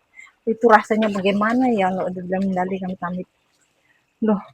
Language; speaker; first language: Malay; non-native, local second language; Indonesian